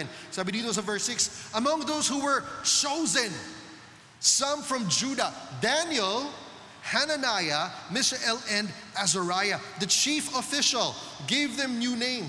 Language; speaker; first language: English; non-native, local second language; Filipino